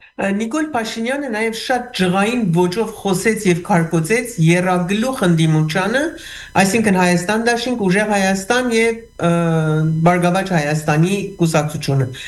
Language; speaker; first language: Armenian; early bilingual, heritage; Armenian